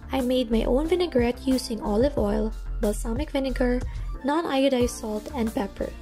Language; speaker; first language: English; non-native, local second language; Filipino